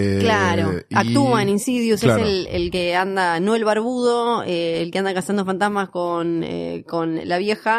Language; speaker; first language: Spanish; native; Spanish